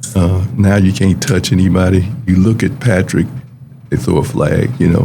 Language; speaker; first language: English; native; English